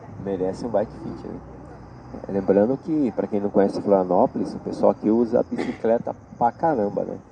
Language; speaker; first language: Portuguese; native; Portuguese